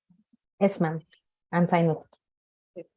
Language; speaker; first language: English; non-native, local second language; Tamil